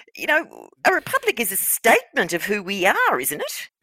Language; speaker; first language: English; native; English